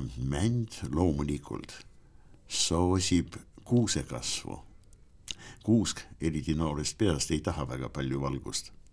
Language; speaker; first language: Estonian; non-native, local second language; Russian